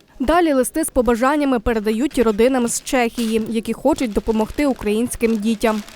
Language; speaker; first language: Ukrainian; native; Ukrainian